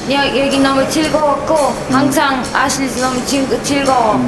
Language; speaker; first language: Korean; non-native, learner; Greek